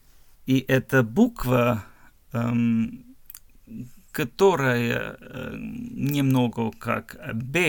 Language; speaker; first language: Russian; non-native, learner; German